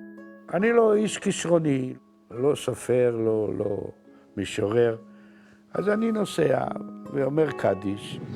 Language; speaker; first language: Hebrew; non-native, fluent; Yiddish